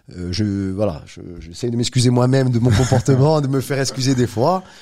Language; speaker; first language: French; native; French